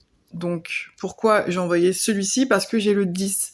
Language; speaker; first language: French; native; French